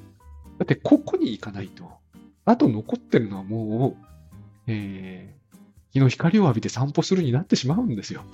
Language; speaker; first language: Japanese; native; Japanese